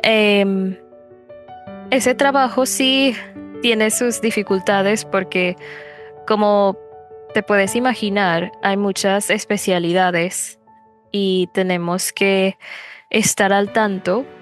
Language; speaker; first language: Spanish; non-native, fluent; English